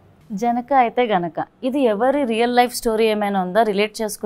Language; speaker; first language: Telugu; native; Telugu